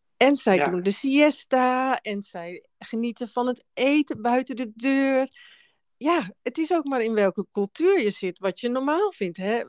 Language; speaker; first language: Dutch; native; Dutch